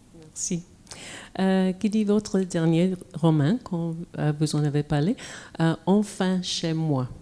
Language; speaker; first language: French; non-native, fluent; English